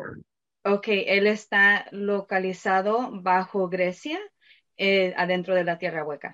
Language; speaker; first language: Spanish; early bilingual, heritage; Spanish